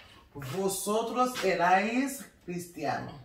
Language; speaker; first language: Spanish; non-native, learner; Haitian Creole